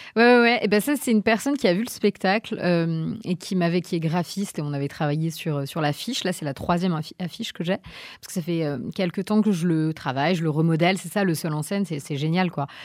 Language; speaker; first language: French; native; French